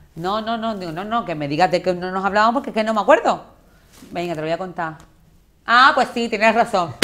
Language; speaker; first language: Spanish; native; Spanish